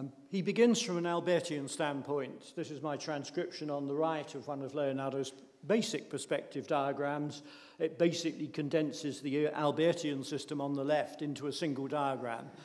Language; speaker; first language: English; native; English